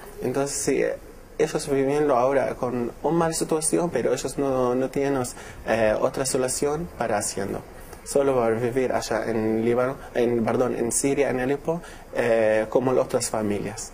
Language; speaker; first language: Spanish; non-native, learner; Arabic